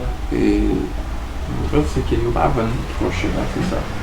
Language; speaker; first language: French; non-native, learner; Haitian Creole